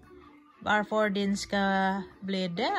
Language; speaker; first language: Swedish; non-native, learner; Filipino